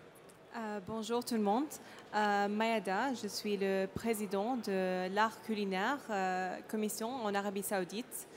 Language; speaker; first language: French; non-native, learner; Arabic